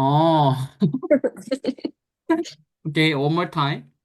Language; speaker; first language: English; non-native, fluent; Korean